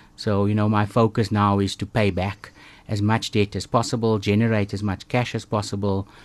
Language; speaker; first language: English; native; English